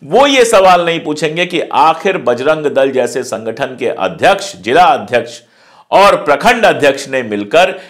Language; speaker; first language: Hindi; native; Hindi